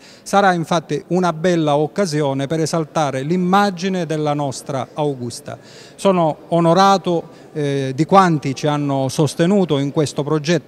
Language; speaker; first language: Italian; native; Italian